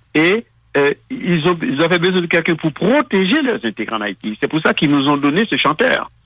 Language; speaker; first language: French; non-native, local second language; Haitian Creole